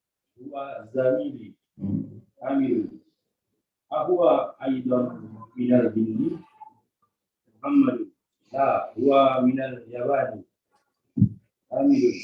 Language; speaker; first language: Arabic; non-native, learner; Indonesian